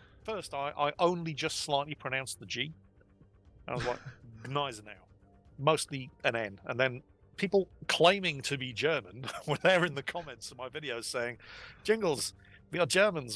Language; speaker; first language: English; native; English